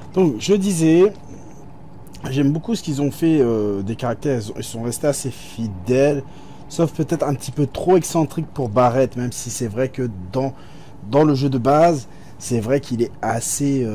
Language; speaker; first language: French; native; French